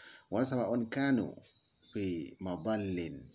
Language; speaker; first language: Arabic; non-native, fluent; Achinese